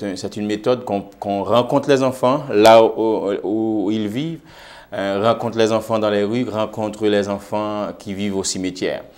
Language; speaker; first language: French; non-native, local second language; Haitian Creole